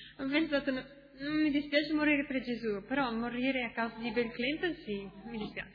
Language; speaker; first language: Italian; non-native, fluent; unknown